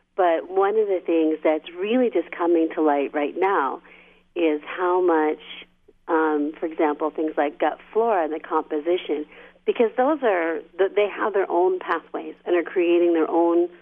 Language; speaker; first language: English; native; English